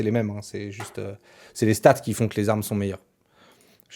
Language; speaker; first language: French; native; French